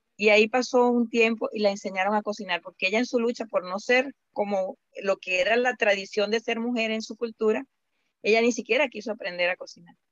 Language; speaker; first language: Spanish; native; Spanish